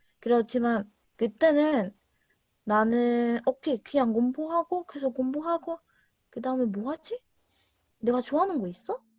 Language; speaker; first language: Korean; non-native, learner; Spanish